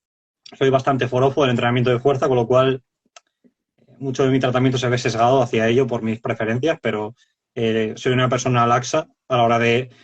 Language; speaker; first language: Spanish; native; Spanish